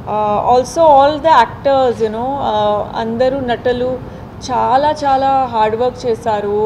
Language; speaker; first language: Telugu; non-native, learner; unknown